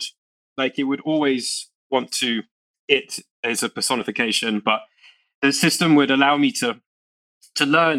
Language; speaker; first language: English; native; English